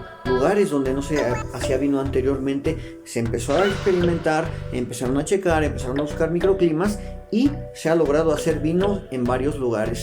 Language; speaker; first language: Spanish; native; Spanish